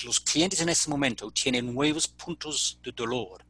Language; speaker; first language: Spanish; non-native, fluent; English